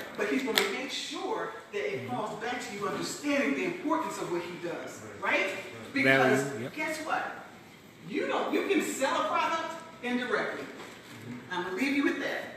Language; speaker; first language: English; native; English